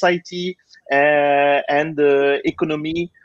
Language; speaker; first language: English; non-native, fluent; French